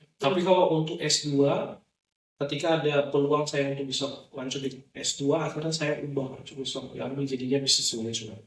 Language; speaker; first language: Indonesian; non-native, local second language; Nias